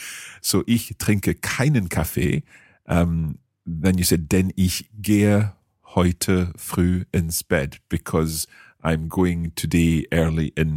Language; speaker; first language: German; non-native, learner; English